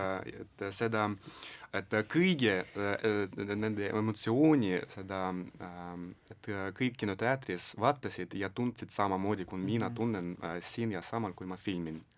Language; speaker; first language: Estonian; non-native, local second language; Russian